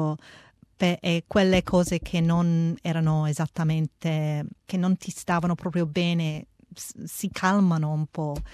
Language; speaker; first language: Italian; early bilingual, heritage; Italian